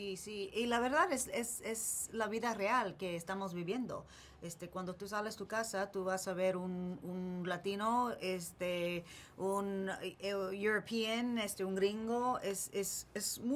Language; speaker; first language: Spanish; early bilingual, heritage; English